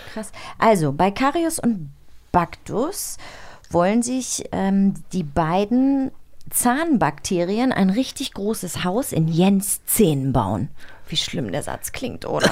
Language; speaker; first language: German; native; German